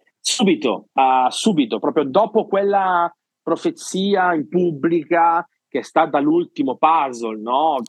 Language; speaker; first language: Italian; native; Italian